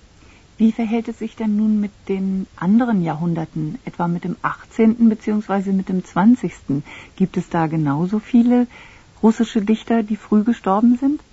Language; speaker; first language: German; native; German